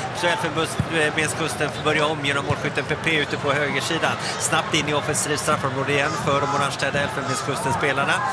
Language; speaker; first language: Swedish; native; Swedish